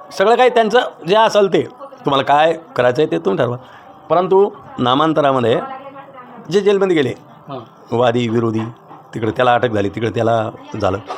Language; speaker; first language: Marathi; native; Marathi